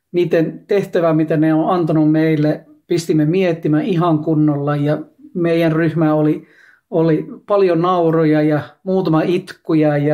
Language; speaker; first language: Finnish; non-native, learner; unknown